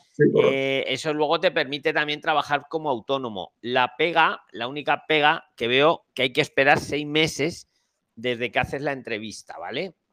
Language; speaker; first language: Spanish; native; Spanish